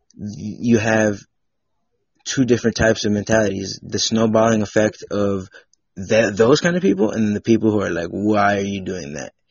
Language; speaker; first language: English; native; English